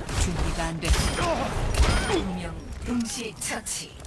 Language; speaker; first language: Korean; native; Korean